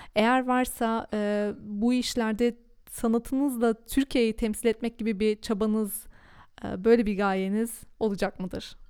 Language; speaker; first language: Turkish; early bilingual, heritage; Turkish